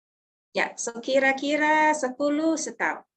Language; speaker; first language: Indonesian; non-native, learner; Dutch